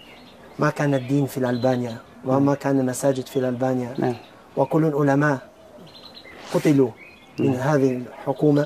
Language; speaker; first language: Arabic; non-native, learner; Albanian